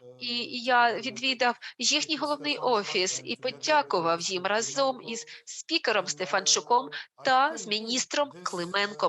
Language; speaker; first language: Ukrainian; non-native, fluent; Turkish